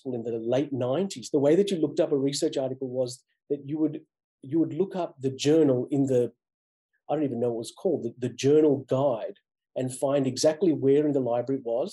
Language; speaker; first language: English; native; English